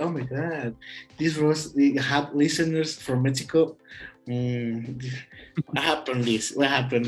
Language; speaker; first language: English; non-native, learner; Spanish